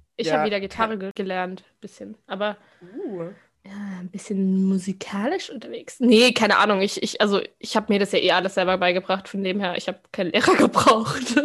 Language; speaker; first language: German; native; German